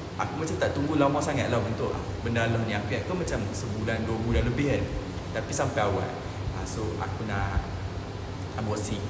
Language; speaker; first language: Malay; native; Malay